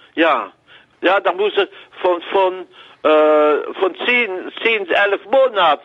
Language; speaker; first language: German; non-native, learner; French